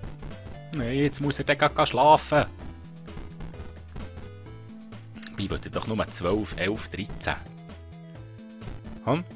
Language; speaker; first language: German; native; German